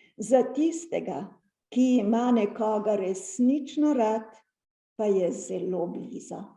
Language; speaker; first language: Slovenian; native; Slovenian